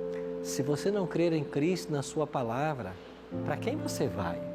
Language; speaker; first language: Portuguese; native; Portuguese